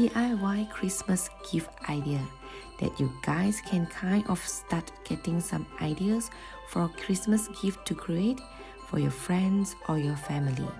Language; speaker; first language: English; non-native, fluent; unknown